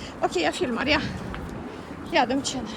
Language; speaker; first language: Swedish; non-native, learner; Russian